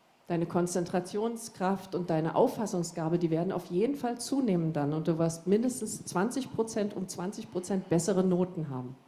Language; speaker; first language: German; native; German